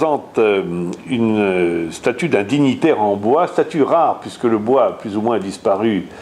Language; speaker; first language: French; native; French